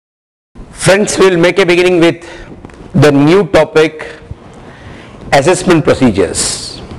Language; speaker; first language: English; non-native, local second language; Hindi